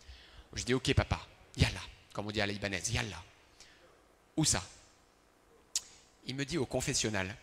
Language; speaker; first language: French; early bilingual, other home language; Arabic